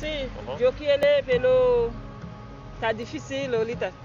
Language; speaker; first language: Spanish; non-native, learner; Haitian Creole